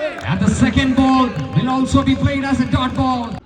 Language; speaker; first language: English; non-native, local second language; Malayalam